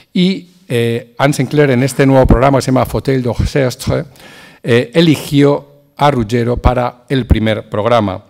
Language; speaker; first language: Spanish; native; Spanish